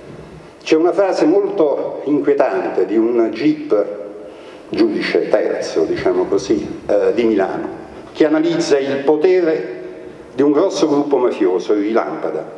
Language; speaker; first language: Italian; native; Italian